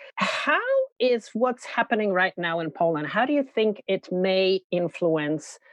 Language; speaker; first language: English; non-native, fluent; Polish